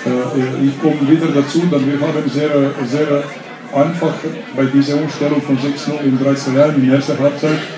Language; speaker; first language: German; non-native, fluent; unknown